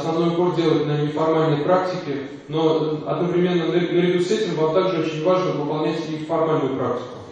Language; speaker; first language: Russian; native; Russian